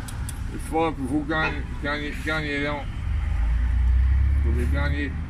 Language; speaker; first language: French; non-native, learner; English